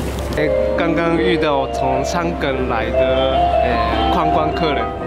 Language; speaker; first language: Chinese; non-native, fluent; Japanese